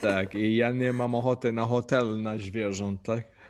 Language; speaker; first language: Polish; non-native, learner; English